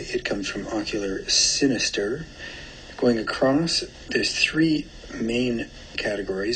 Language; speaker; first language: English; native; English